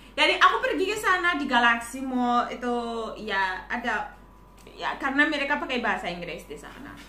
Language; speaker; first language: Indonesian; non-native, fluent; Shona